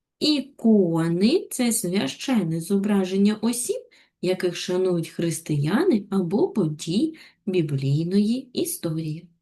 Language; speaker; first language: Ukrainian; native; Ukrainian